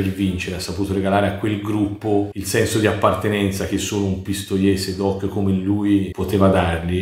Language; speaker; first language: Italian; native; Italian